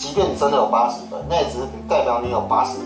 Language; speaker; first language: Chinese; native; Chinese